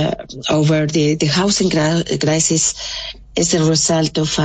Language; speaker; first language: English; non-native, local second language; Spanish